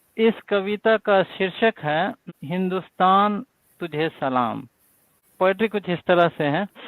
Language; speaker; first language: Hindi; native; Hindi